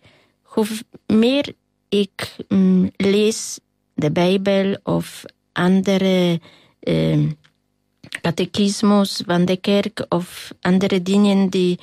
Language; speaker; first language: Dutch; non-native, fluent; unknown